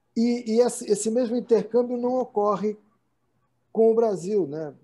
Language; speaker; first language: Portuguese; native; Portuguese